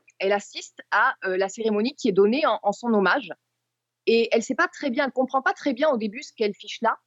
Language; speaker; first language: French; native; French